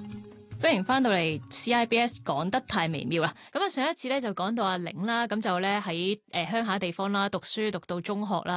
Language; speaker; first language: Cantonese; native; Cantonese